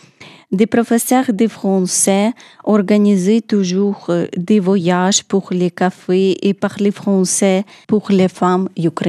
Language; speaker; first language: French; non-native, learner; Ukrainian